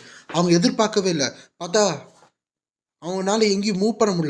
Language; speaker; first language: Tamil; native; Tamil